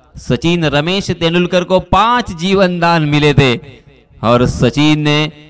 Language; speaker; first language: Hindi; non-native, local second language; Marathi